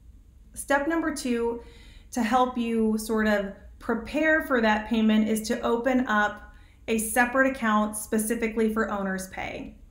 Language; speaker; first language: English; native; English